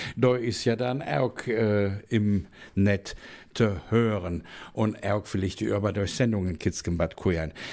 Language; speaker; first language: German; native; German